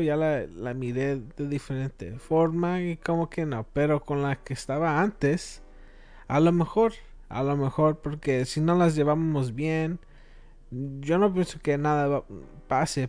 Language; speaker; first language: Spanish; early bilingual, other home language; English